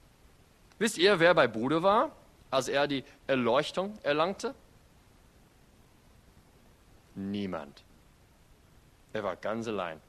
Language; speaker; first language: German; non-native, fluent; English